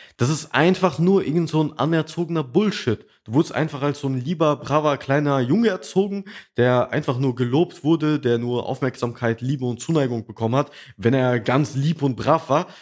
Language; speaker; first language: German; early bilingual, other home language; Russian